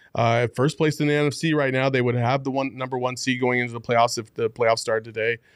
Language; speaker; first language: English; native; English